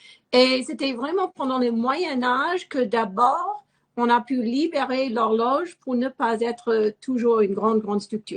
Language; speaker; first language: French; non-native, fluent; English